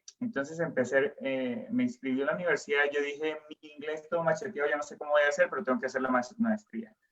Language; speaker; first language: Spanish; native; Spanish